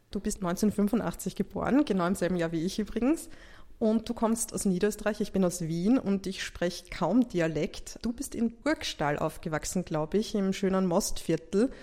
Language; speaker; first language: German; native; German